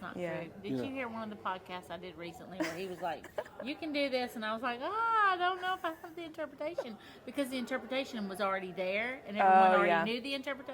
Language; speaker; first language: English; native; English